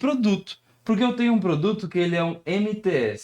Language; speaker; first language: Portuguese; native; Portuguese